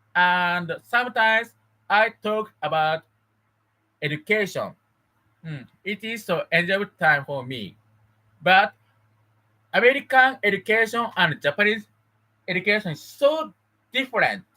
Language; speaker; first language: English; non-native, learner; Japanese